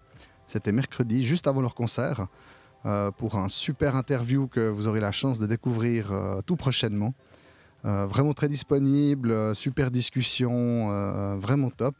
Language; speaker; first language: French; native; French